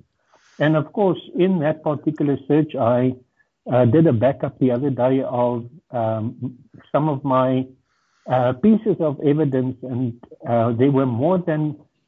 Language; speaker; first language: English; non-native, local second language; Afrikaans